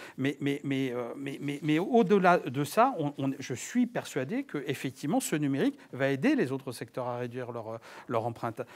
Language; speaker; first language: French; native; French